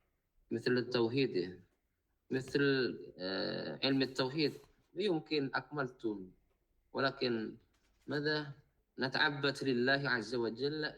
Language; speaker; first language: Arabic; non-native, fluent; Indonesian